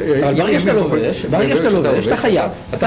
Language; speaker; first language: Hebrew; native; Hebrew